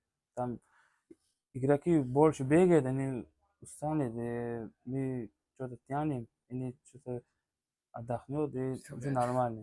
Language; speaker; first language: Russian; non-native, learner; Tajik